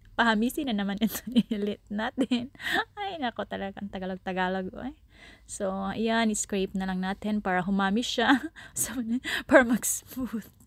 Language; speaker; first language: Filipino; non-native, local second language; Cebuano